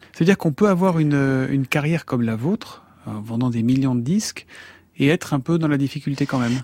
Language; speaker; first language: French; native; French